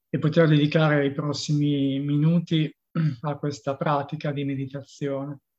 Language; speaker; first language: Italian; native; Italian